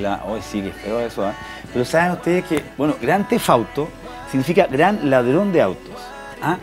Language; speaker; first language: Spanish; native; Spanish